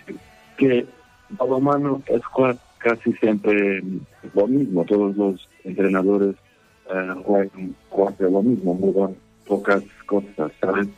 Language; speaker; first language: Spanish; non-native, learner; Portuguese